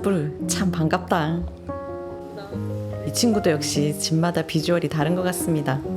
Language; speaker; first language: Korean; native; Korean